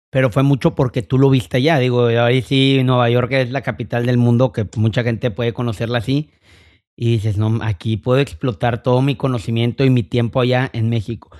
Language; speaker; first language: Spanish; native; Spanish